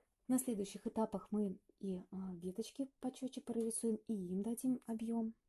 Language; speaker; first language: Russian; native; Russian